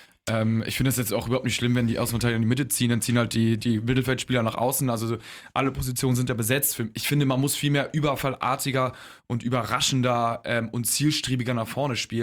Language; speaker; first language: German; native; German